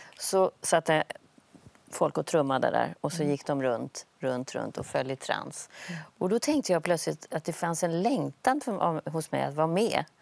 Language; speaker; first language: Swedish; native; Swedish